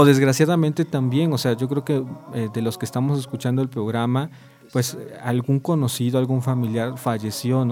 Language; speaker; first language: Spanish; native; Spanish